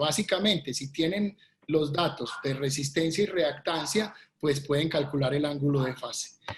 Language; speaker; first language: Spanish; native; Spanish